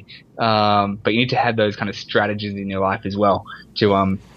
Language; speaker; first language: English; native; English